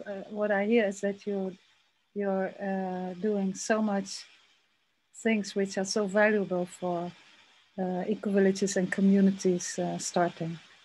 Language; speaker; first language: English; non-native, fluent; Dutch